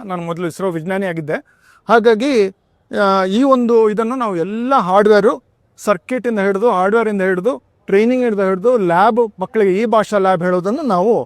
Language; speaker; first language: Kannada; non-native, local second language; Tulu